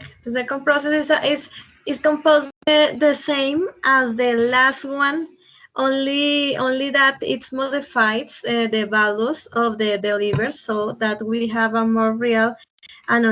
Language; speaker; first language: English; non-native, fluent; Spanish